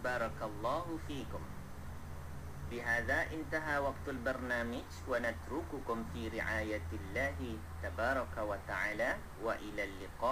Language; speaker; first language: Arabic; non-native, fluent; Malay